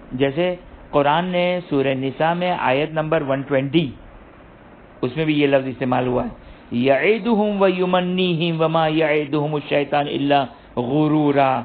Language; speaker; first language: Urdu; native; Urdu